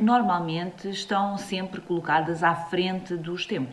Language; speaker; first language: Portuguese; native; Portuguese